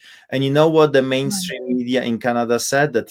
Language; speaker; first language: English; non-native, fluent; Polish